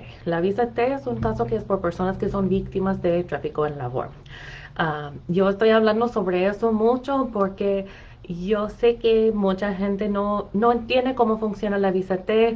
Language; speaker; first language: Spanish; non-native, fluent; English